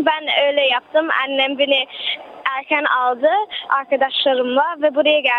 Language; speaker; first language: Turkish; early bilingual, heritage; Turkish